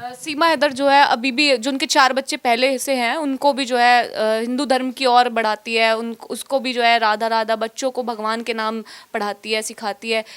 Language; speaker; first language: Hindi; native; Hindi